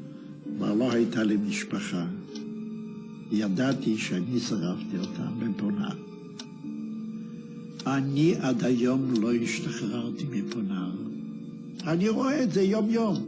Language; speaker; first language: Hebrew; non-native, fluent; Yiddish